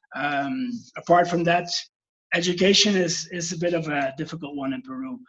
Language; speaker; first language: English; non-native, fluent; Dutch